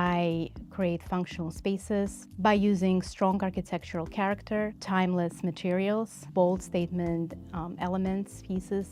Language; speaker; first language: English; non-native, fluent; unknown